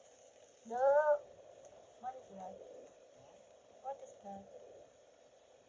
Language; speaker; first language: English; non-native, learner; Filipino